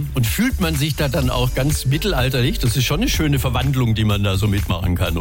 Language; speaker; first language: German; native; German